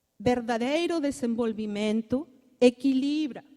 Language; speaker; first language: Portuguese; non-native, learner; Spanish